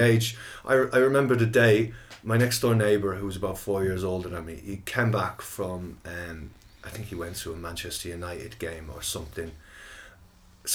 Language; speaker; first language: English; native; English